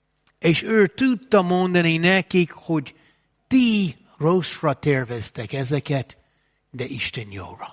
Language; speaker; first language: Hungarian; non-native, fluent; English